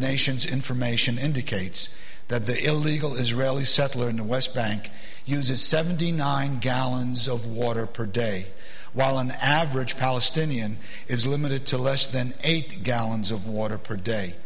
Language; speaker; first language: English; early bilingual, other home language; Arabic